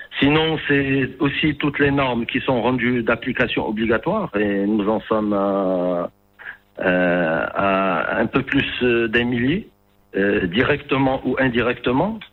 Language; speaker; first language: French; non-native, local second language; Arabic